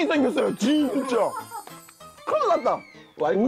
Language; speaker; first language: Korean; non-native, fluent; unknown